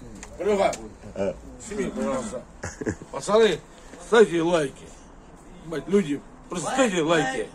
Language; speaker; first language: Russian; native; Russian